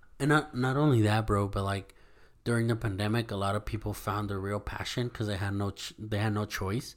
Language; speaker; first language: English; early bilingual, other home language; Spanish